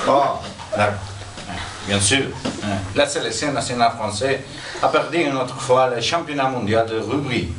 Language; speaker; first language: French; non-native, learner; Spanish